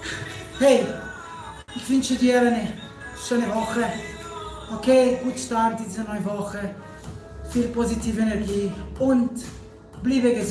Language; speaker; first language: German; non-native, learner; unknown